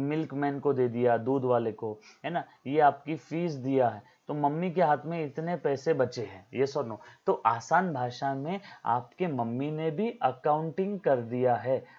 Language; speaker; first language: Hindi; non-native, local second language; Marathi